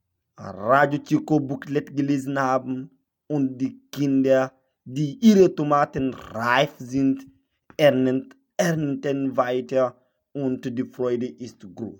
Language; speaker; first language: German; non-native, learner; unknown